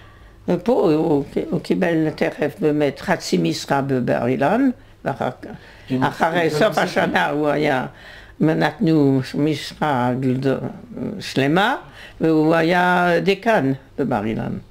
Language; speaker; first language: Hebrew; non-native, fluent; French